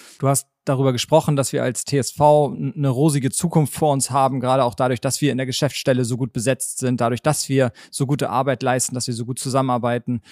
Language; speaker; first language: German; native; German